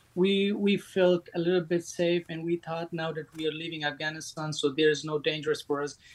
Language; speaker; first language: English; non-native, fluent; Persian